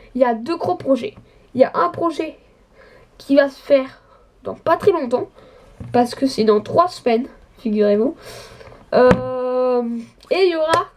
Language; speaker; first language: French; native; French